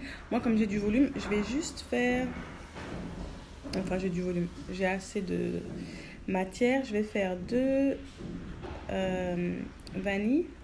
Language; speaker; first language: French; native; French